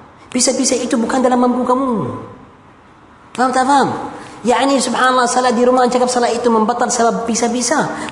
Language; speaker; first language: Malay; non-native, fluent; Arabic